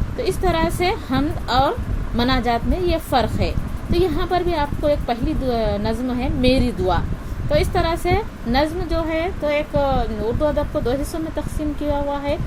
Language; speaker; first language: Urdu; native; Urdu